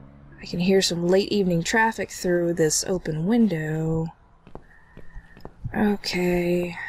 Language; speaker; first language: English; native; English